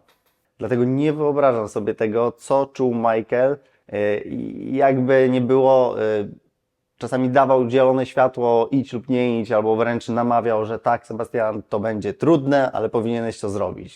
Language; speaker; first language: Polish; native; Polish